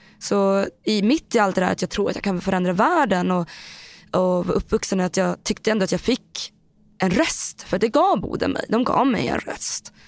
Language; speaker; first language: Swedish; native; Swedish